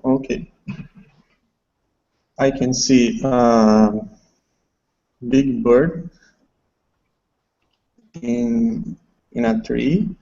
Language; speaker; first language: English; non-native, learner; Portuguese